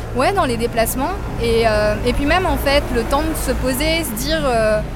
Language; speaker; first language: French; native; French